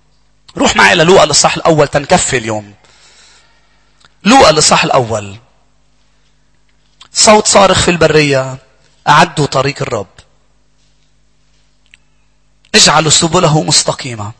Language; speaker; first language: Arabic; native; Arabic